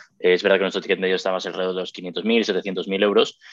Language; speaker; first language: Spanish; native; Spanish